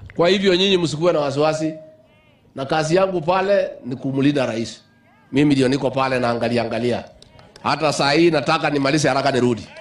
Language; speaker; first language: Swahili; non-native, local second language; Kikuyu